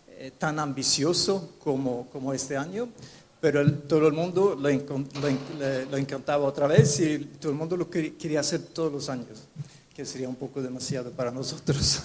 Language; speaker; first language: Spanish; non-native, fluent; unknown